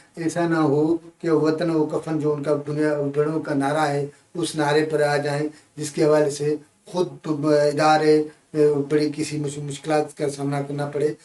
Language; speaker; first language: Urdu; non-native, local second language; Sindhi